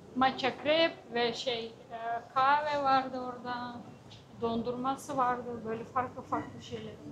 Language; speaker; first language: Turkish; non-native, fluent; Japanese